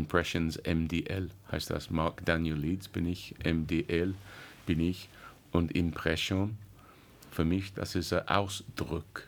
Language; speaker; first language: German; non-native, learner; English